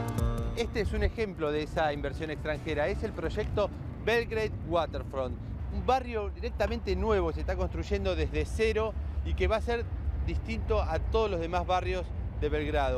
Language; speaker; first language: Spanish; native; Spanish